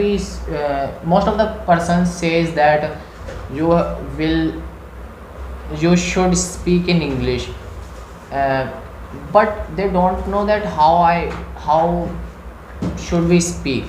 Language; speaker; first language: English; non-native, learner; Hindi